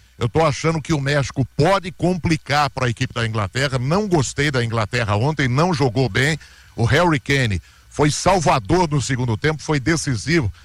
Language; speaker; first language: Portuguese; native; Portuguese